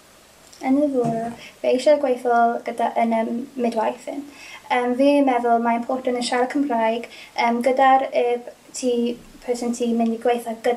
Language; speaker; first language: Welsh; non-native, local second language; English